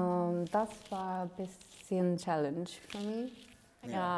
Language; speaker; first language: German; non-native, fluent; Korean